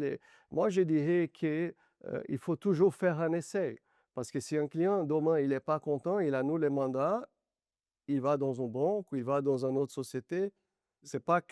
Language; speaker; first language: French; non-native, fluent; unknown